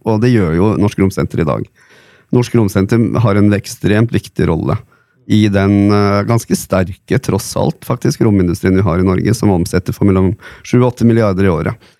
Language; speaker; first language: Norwegian; native; Norwegian